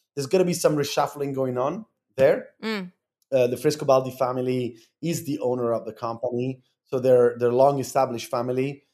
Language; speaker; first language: English; non-native, fluent; Italian